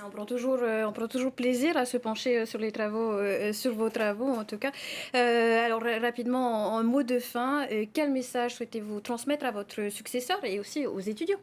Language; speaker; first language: French; native; French